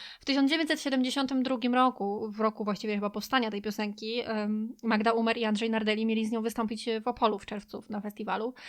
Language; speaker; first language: Polish; native; Polish